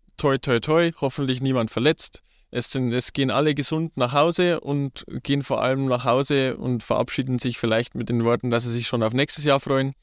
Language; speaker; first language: German; native; German